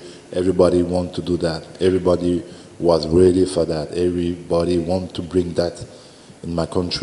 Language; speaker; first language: English; non-native, learner; French